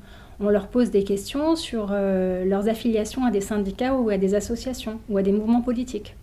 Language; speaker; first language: French; native; French